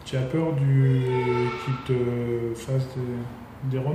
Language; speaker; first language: French; native; French